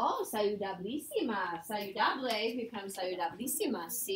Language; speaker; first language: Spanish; non-native, fluent; English